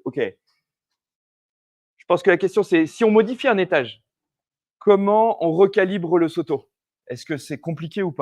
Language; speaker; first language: French; native; French